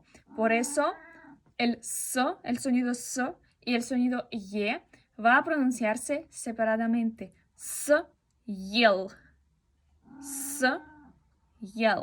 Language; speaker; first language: Spanish; non-native, fluent; Russian